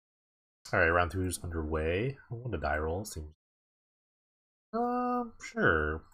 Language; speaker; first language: English; native; English